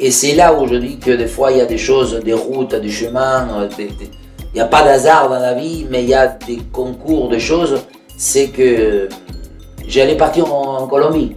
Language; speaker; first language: French; non-native, fluent; Spanish